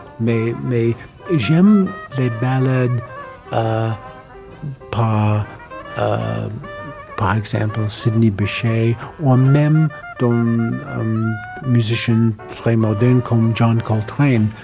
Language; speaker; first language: French; non-native, learner; English